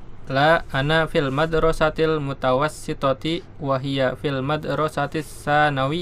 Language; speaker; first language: Arabic; non-native, learner; Indonesian